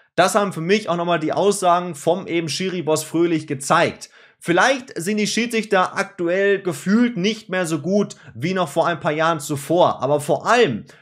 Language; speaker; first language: German; native; German